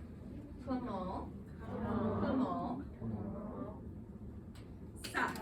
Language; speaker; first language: French; non-native, local second language; English